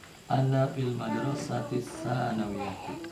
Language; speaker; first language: Arabic; non-native, learner; Indonesian